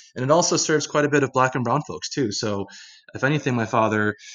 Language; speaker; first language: English; native; English